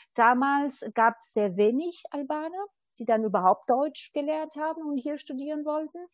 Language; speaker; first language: German; non-native, fluent; Albanian